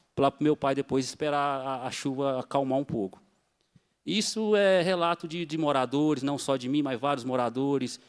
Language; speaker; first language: Portuguese; native; Portuguese